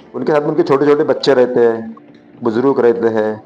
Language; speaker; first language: Hindi; non-native, local second language; Marathi